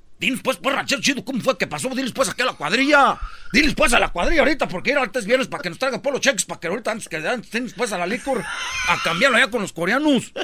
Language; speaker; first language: Spanish; native; Spanish